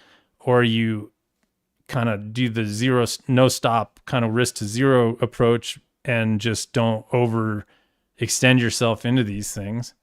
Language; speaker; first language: English; native; English